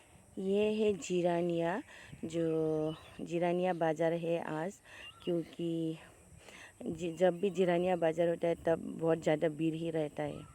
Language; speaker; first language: Hindi; non-native, local second language; Kok Borok